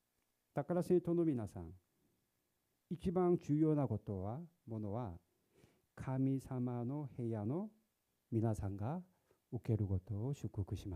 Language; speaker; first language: Japanese; non-native, learner; Korean